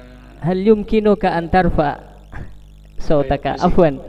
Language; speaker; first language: Arabic; non-native, learner; Indonesian